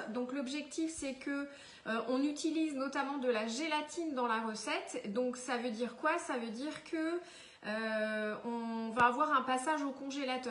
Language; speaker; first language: French; native; French